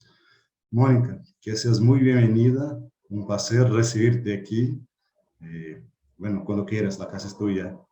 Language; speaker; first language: Spanish; non-native, fluent; Portuguese